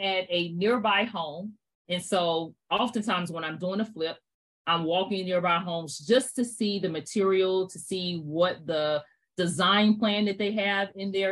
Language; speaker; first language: English; native; English